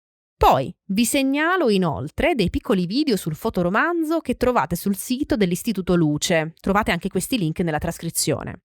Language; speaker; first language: Italian; native; Italian